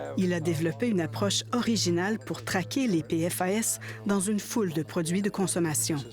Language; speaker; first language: French; native; French